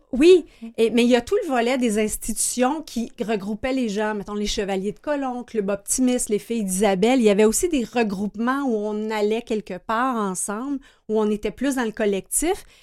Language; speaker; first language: French; native; French